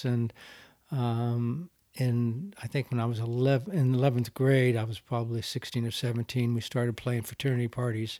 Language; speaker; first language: English; native; English